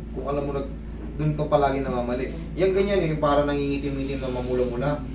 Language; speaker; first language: Filipino; native; Filipino